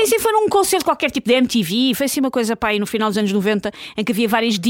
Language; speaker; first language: Portuguese; native; Portuguese